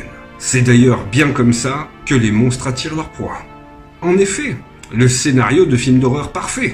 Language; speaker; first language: French; native; French